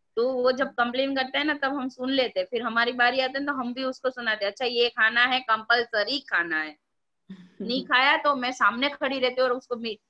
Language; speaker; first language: Hindi; non-native, local second language; Gujarati